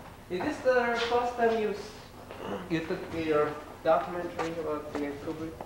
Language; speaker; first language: English; non-native, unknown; Japanese